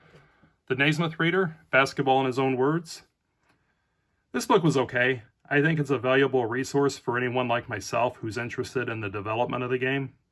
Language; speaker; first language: English; native; English